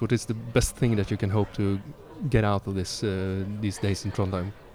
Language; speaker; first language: English; non-native, fluent; Norwegian